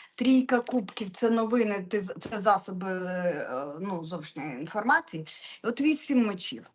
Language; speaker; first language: Ukrainian; non-native, local second language; Russian